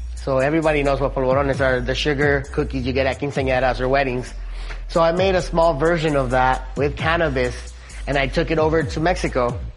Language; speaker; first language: English; early bilingual, other home language; Spanish